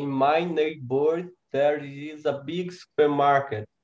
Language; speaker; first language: English; non-native, learner; Portuguese